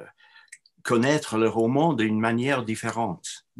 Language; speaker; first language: French; non-native, fluent; English